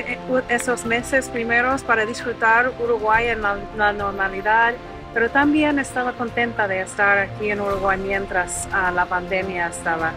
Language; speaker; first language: Spanish; non-native, fluent; English